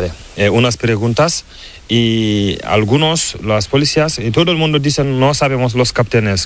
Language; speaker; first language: Spanish; non-native, learner; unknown